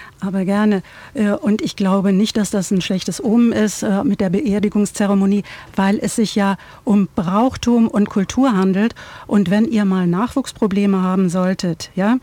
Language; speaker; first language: German; native; German